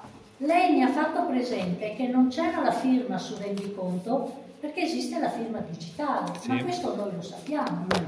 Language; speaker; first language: Italian; native; Italian